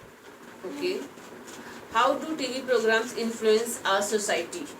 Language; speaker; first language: English; non-native, local second language; Hindi